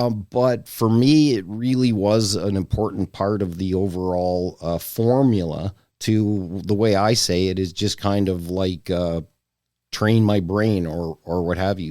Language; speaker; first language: English; native; English